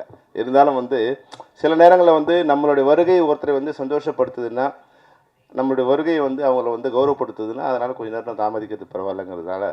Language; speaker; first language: Tamil; native; Tamil